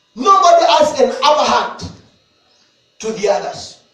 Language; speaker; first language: English; non-native, local second language; Swahili